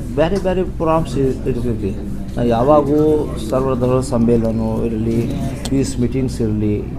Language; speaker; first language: Kannada; non-native, local second language; Urdu